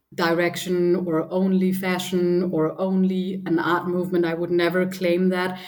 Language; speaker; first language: English; non-native, fluent; Danish